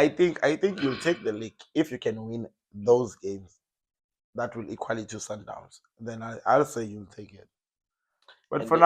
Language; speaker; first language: English; non-native, local second language; Zulu